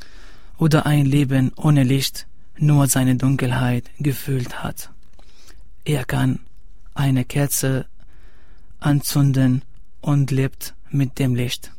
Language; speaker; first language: German; non-native, learner; Arabic